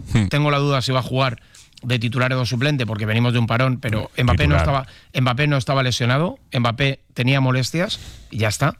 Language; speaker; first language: Spanish; native; Spanish